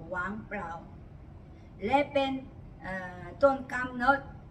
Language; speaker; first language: Thai; non-native, learner; Korean